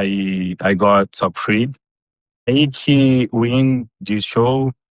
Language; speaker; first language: English; non-native, learner; Portuguese